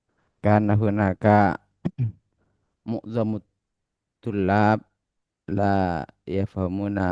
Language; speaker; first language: Arabic; non-native, learner; Indonesian